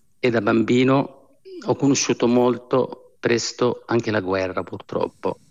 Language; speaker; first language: Italian; non-native, fluent; Arabic